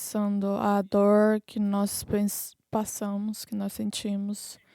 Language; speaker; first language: Portuguese; non-native, fluent; English